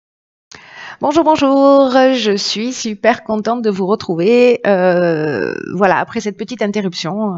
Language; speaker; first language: French; native; French